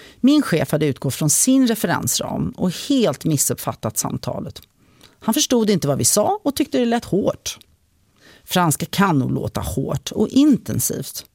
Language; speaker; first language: Swedish; early bilingual, other home language; French